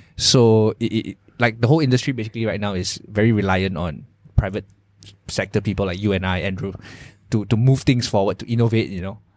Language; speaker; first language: English; non-native, local second language; Chinese